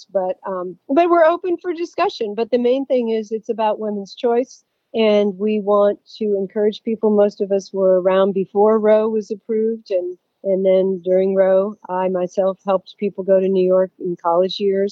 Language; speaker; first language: English; native; English